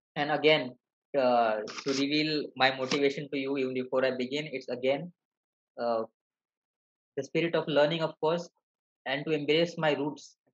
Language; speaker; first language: English; non-native, local second language; Malayalam